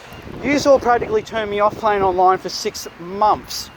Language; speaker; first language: English; native; English